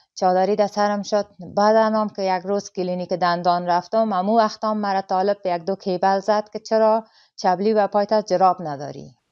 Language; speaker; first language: Persian; native; Persian